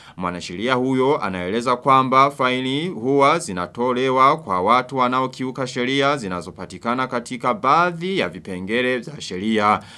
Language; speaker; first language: Swahili; non-native, local second language; Rundi